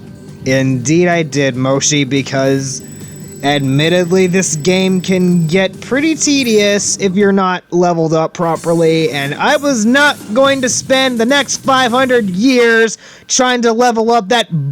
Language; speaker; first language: English; native; English